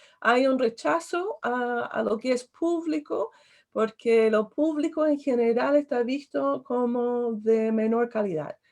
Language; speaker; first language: Spanish; non-native, fluent; English